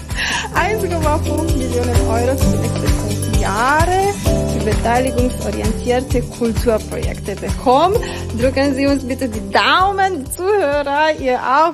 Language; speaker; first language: German; non-native, learner; Romanian